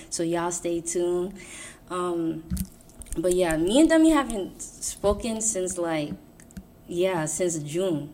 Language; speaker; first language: English; native; English